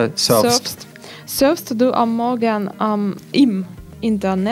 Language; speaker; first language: German; non-native, learner; Russian